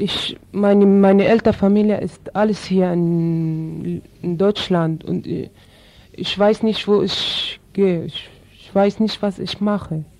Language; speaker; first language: German; non-native, learner; Arabic